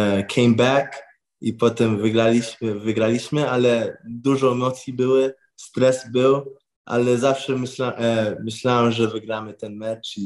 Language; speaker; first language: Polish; early bilingual, heritage; English